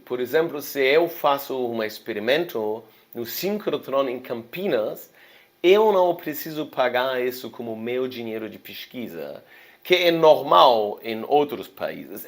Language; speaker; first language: Portuguese; non-native, fluent; German